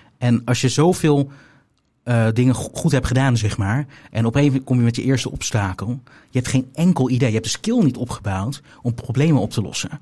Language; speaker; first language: Dutch; native; Dutch